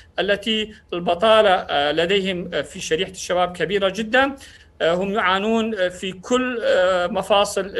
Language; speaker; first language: Arabic; non-native, local second language; Central Kurdish